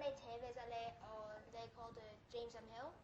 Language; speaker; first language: French; non-native, local second language; English